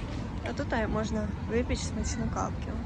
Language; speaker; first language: Polish; non-native, learner; Russian